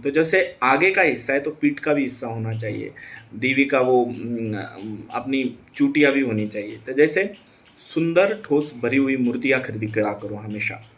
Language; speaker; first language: Hindi; non-native, local second language; Marathi